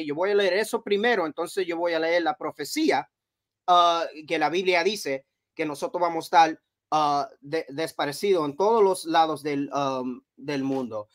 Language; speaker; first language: Spanish; early bilingual, heritage; Spanish